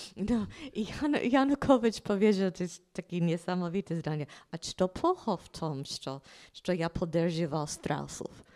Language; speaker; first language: Polish; non-native, fluent; English